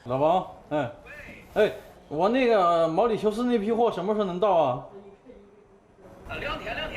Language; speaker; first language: Chinese; native; Chinese